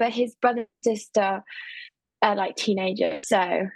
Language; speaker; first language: English; native; English